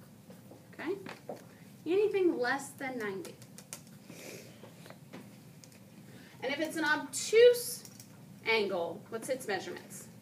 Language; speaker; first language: English; native; English